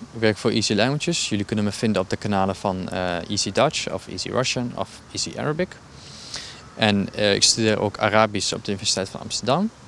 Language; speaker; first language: Dutch; native; Dutch